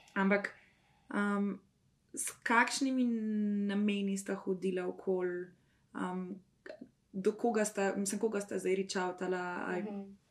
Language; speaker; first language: Slovenian; native; Slovenian